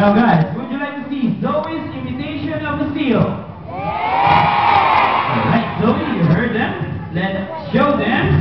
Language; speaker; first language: English; non-native, local second language; Filipino